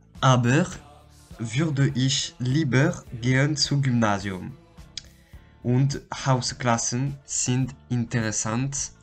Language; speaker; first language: German; non-native, learner; French